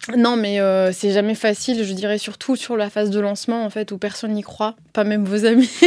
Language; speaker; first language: French; early bilingual, other home language; Arabic